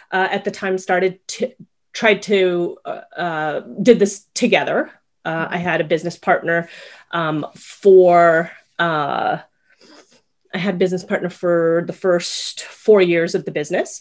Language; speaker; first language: English; native; English